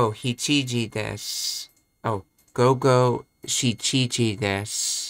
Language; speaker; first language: Japanese; non-native, learner; English